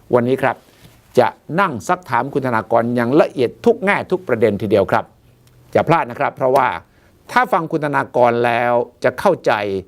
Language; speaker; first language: Thai; native; Thai